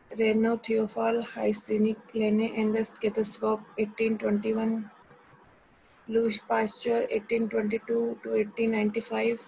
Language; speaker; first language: English; non-native, local second language; Hindi